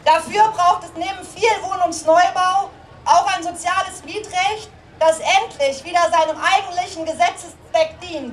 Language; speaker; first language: German; native; German